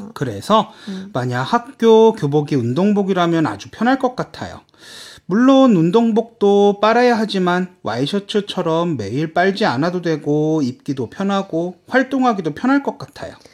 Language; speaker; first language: Korean; native; Korean